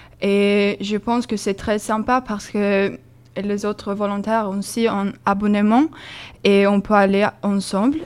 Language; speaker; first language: French; non-native, learner; Swedish